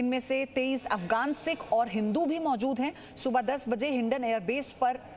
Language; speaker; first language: Hindi; native; Hindi